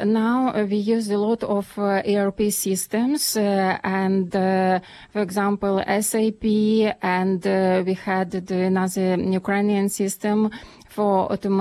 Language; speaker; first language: English; non-native, fluent; Ukrainian